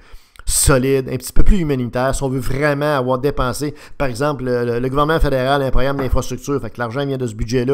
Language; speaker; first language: French; native; French